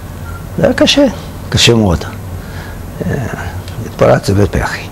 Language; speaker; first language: Hebrew; non-native, fluent; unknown